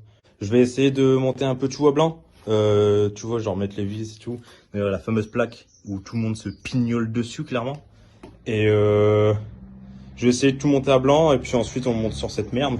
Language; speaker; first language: French; native; French